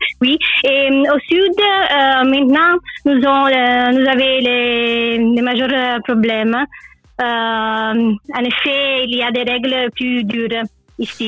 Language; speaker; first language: French; non-native, learner; Italian